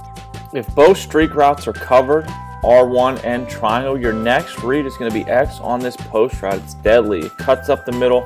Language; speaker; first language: English; native; English